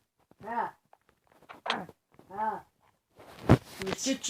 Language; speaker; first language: French; native; French